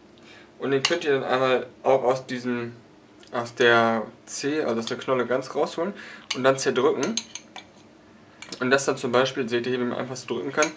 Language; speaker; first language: German; native; German